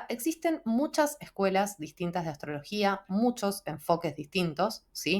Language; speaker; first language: Spanish; native; Spanish